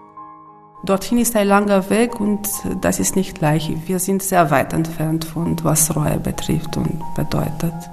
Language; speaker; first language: German; non-native, fluent; Romanian